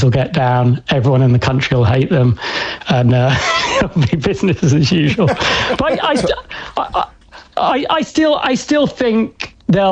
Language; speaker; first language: English; native; English